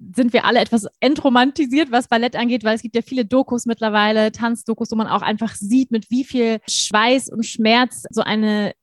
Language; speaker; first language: German; non-native, fluent; English